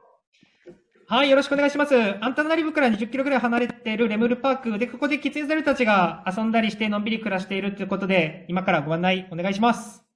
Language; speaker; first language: Japanese; native; Japanese